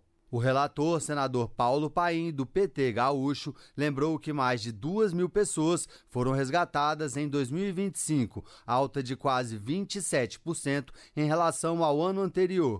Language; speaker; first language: Portuguese; native; Portuguese